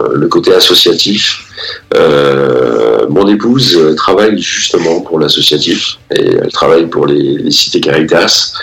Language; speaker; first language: French; native; French